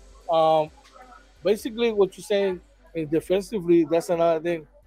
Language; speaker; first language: English; non-native, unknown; Spanish